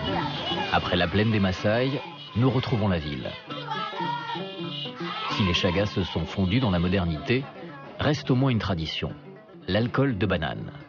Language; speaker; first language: French; native; French